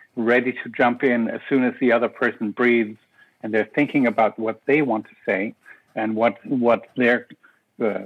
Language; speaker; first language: English; non-native, fluent; Danish